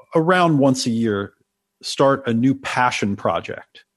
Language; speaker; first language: English; native; English